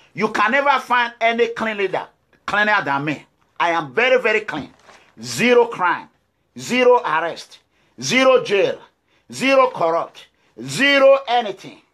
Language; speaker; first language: English; non-native, local second language; Bini